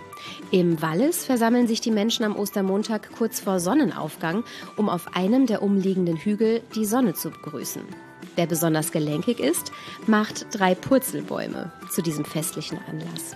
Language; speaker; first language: German; native; German